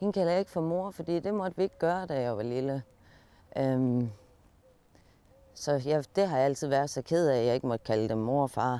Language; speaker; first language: Danish; native; Danish